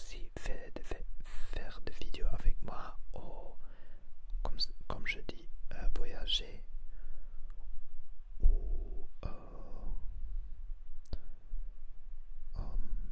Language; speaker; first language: French; non-native, learner; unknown